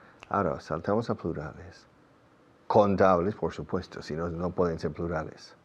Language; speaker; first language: Spanish; non-native, fluent; English